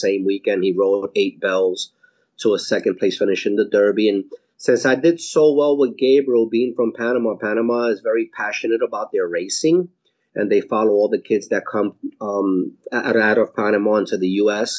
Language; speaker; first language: English; native; English